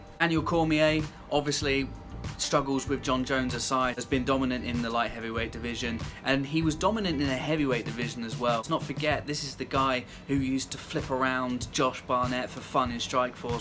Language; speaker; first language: English; native; English